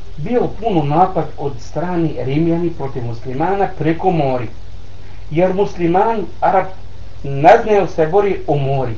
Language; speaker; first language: Bosnian; non-native, learner; Arabic